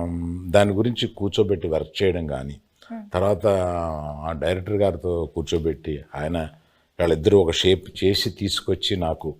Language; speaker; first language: Telugu; native; Telugu